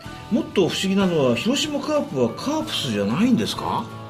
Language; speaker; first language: Japanese; native; Japanese